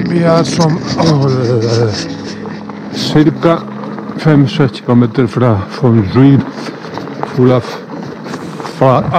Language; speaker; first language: Norwegian; non-native, fluent; Spanish